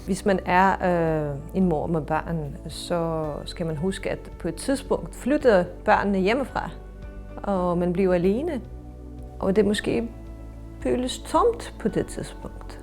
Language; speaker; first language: Danish; non-native, fluent; Ukrainian